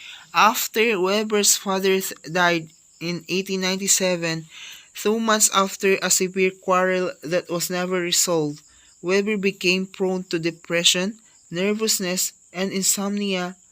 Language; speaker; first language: English; non-native, local second language; Filipino